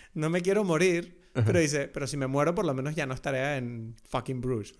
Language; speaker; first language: Spanish; native; Spanish